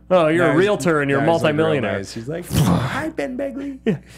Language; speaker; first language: English; native; English